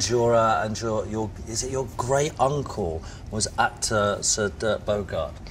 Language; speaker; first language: English; native; English